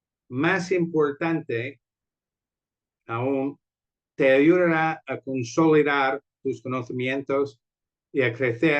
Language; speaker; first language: Spanish; non-native, fluent; English